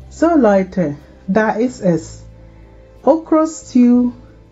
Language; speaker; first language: German; non-native, fluent; Akan